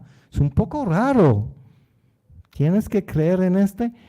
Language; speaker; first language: Spanish; non-native, learner; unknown